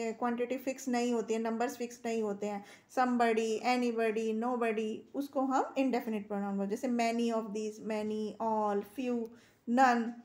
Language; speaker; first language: Hindi; native; Hindi